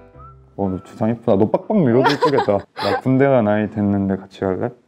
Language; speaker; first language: Korean; native; Korean